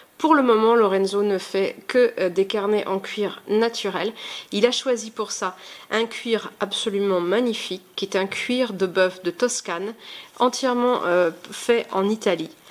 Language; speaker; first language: French; native; French